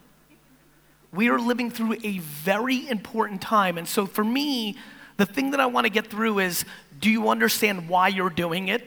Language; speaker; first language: English; native; English